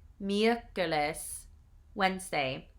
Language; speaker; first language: Spanish; non-native, learner; English